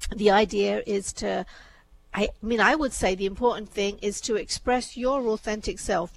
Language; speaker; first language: English; native; English